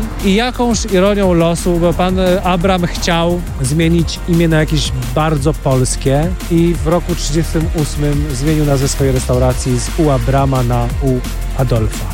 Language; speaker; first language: Polish; native; Polish